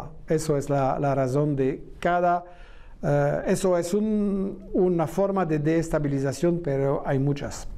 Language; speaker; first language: Spanish; non-native, fluent; French